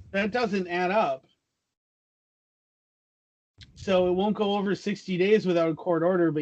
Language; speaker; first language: English; native; English